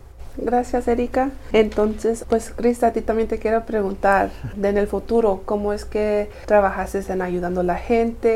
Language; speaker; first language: Spanish; early bilingual, heritage; Spanish